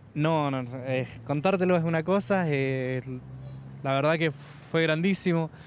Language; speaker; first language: Spanish; native; Spanish